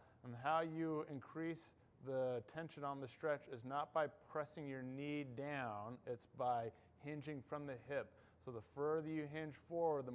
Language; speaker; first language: English; native; English